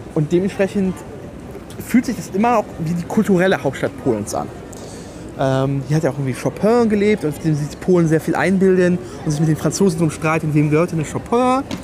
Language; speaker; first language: German; native; German